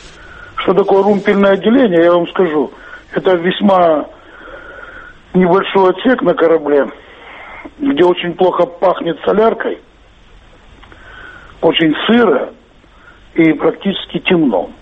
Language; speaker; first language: Russian; native; Russian